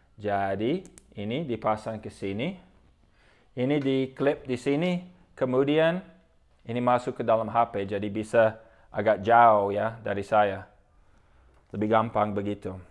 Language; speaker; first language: Indonesian; non-native, fluent; English